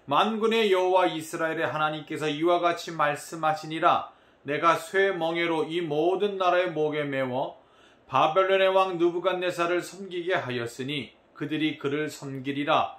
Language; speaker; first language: Korean; native; Korean